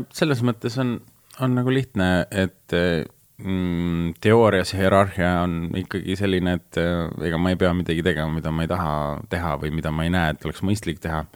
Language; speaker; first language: Estonian; native; Estonian